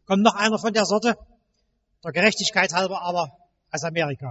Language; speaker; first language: German; native; German